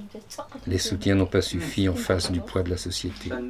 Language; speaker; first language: French; native; French